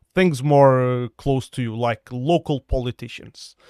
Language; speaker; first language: English; non-native, fluent; Portuguese